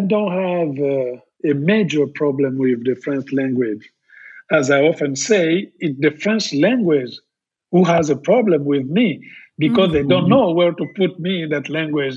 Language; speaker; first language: English; non-native, fluent; French